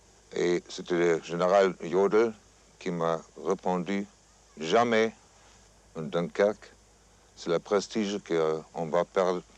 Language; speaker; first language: French; non-native, fluent; German